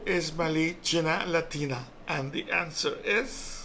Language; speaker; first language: English; non-native, local second language; Papiamento